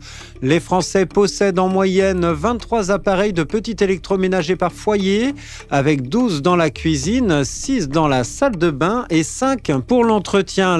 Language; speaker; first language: French; native; French